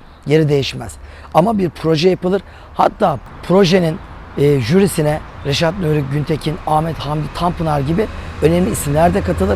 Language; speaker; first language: Turkish; native; Turkish